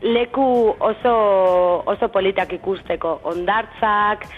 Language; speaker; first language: Basque; non-native, local second language; Spanish